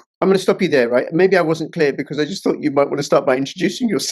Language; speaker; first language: English; native; English